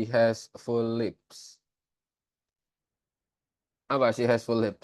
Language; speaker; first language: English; non-native, learner; Indonesian